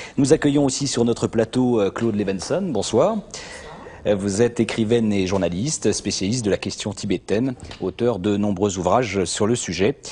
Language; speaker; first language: French; native; French